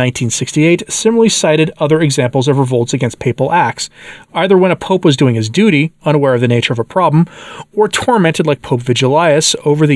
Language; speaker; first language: English; native; English